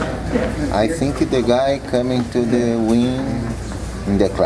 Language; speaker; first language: English; non-native, learner; Portuguese